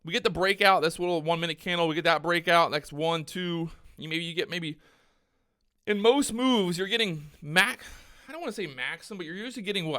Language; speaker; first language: English; native; English